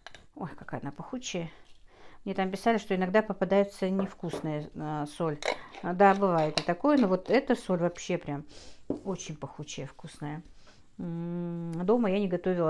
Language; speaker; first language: Russian; non-native, local second language; Chechen